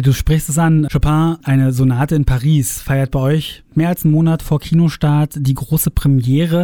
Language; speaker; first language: German; native; German